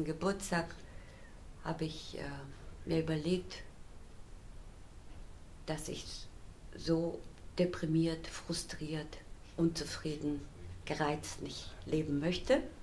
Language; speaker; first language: German; non-native, fluent; Korean